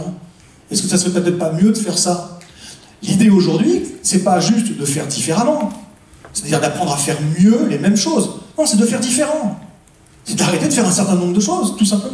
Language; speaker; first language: French; native; French